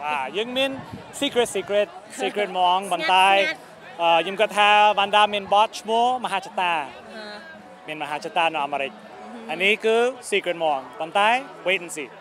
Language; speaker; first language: Khmer; early bilingual, heritage; Khmer